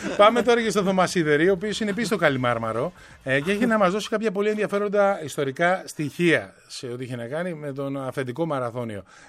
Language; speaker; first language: Greek; native; Greek